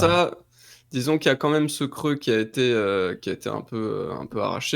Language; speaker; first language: French; native; French